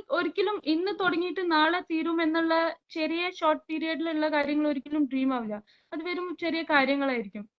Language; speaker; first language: Malayalam; early bilingual, heritage; Malayalam